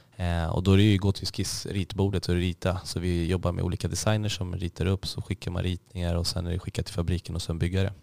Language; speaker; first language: Swedish; native; Swedish